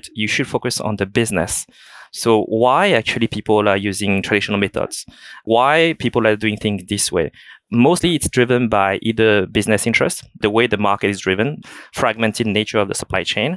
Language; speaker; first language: English; non-native, fluent; French